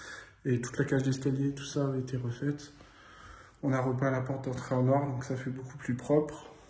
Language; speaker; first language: French; native; French